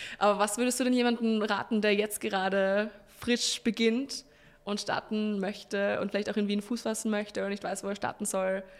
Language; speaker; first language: German; native; German